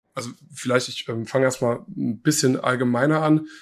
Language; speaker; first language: German; early bilingual, other home language; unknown